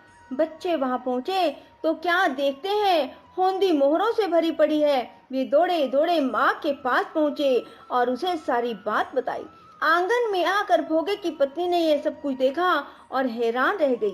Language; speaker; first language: Hindi; native; Hindi